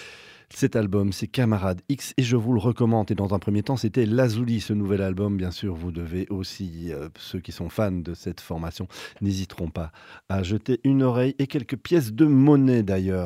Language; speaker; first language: French; native; French